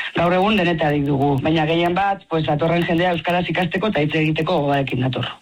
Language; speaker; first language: Basque; non-native, local second language; Spanish